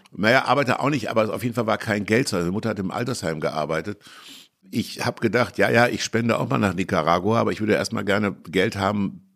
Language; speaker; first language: German; native; German